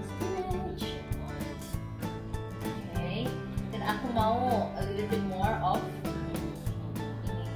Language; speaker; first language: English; non-native, fluent; Indonesian